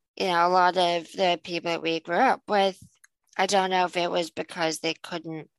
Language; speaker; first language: English; native; English